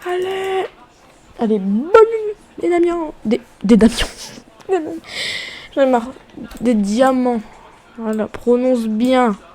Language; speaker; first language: French; native; French